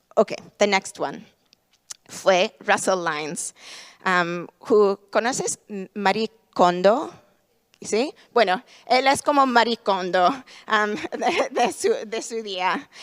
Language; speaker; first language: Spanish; non-native, learner; English